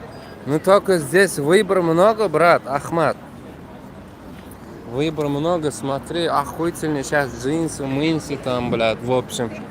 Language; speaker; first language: Russian; non-native, fluent; Turkmen